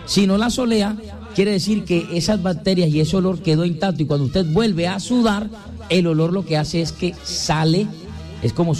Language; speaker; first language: Spanish; native; Spanish